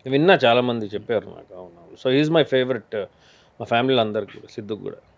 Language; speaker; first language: Telugu; native; Telugu